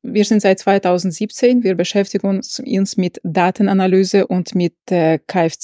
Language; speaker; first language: German; non-native, fluent; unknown